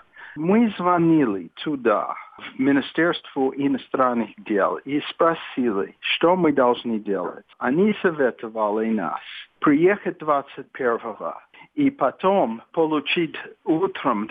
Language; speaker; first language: Russian; non-native, fluent; English